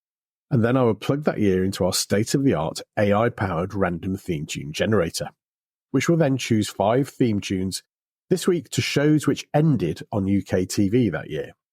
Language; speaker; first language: English; native; English